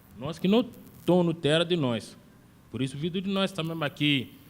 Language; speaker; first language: Portuguese; non-native, learner; Wolof